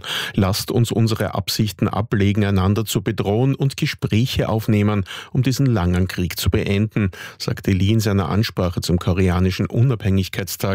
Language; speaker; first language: German; native; German